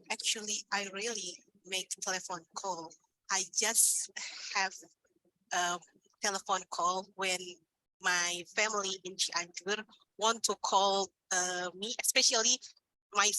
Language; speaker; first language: English; non-native, learner; Indonesian